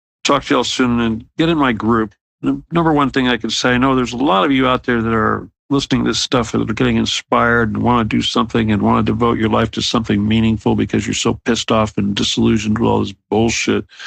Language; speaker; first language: English; native; English